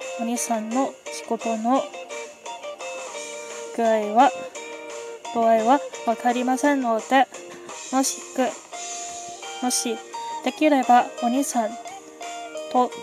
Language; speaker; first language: Japanese; non-native, learner; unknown